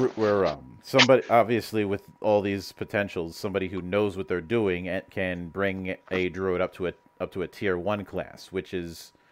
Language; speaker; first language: English; native; English